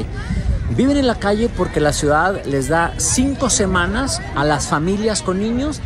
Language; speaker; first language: Spanish; native; Spanish